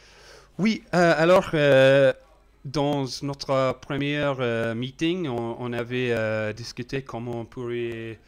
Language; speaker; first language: French; non-native, learner; English